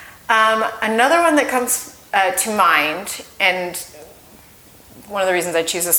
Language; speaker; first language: English; native; English